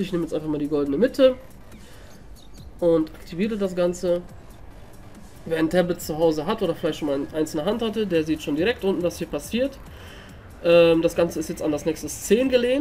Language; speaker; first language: German; native; German